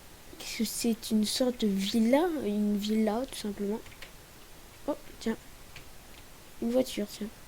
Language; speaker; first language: French; native; French